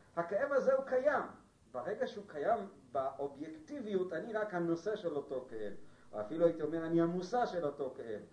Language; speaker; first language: Hebrew; non-native, fluent; Spanish